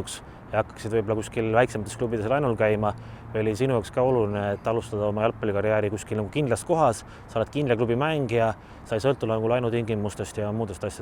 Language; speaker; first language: Estonian; native; Estonian